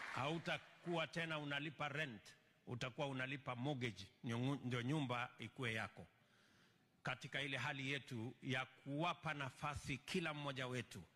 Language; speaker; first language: Swahili; non-native, local second language; Kalenjin